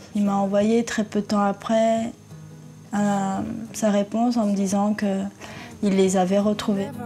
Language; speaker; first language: French; early bilingual, other home language; Korean